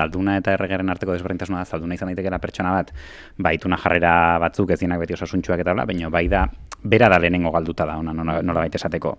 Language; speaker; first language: Basque; native; Basque